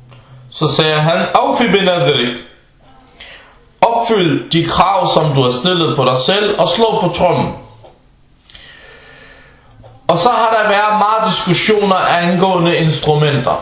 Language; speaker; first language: Danish; early bilingual, other home language; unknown